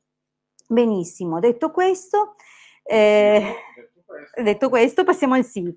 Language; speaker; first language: Italian; native; Italian